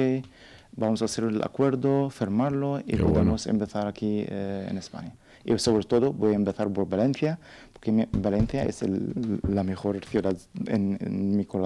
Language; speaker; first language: Spanish; non-native, learner; Arabic